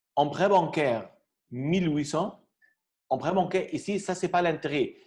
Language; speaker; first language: French; non-native, fluent; Arabic